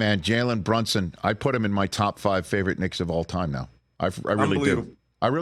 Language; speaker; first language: English; native; English